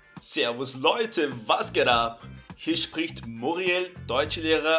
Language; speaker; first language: German; non-native, fluent; Portuguese